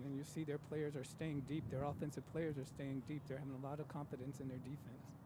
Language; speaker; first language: English; native; English